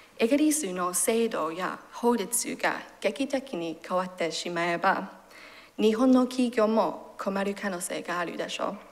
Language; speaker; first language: Japanese; non-native, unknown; English